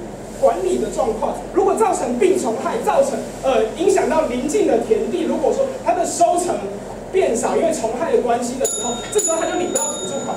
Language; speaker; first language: Chinese; native; Chinese